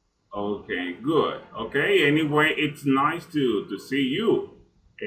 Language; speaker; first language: English; non-native, fluent; Spanish